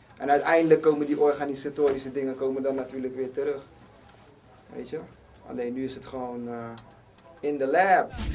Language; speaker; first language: Dutch; native; Dutch